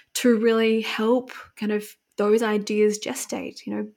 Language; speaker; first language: English; native; English